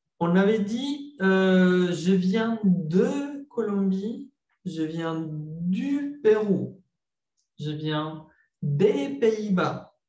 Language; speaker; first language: French; non-native, fluent; Spanish